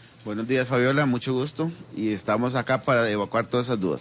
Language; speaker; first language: Spanish; native; Spanish